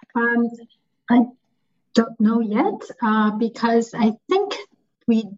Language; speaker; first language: English; non-native, local second language; Cantonese